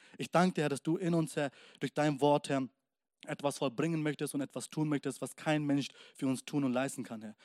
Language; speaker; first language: German; early bilingual, other home language; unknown